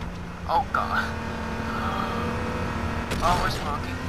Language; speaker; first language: English; native; English